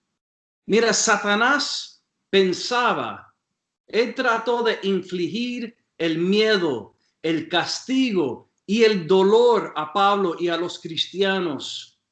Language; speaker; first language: Spanish; non-native, fluent; English